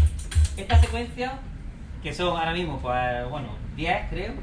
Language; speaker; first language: Spanish; native; Spanish